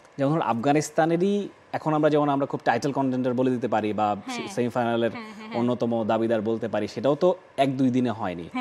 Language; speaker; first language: Bangla; native; Bangla